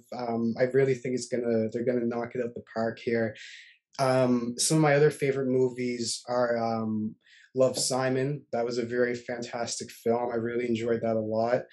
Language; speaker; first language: English; native; English